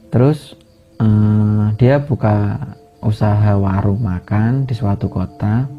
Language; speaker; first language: Indonesian; native; Indonesian